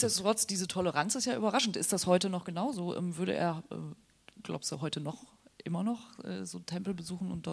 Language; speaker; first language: German; native; German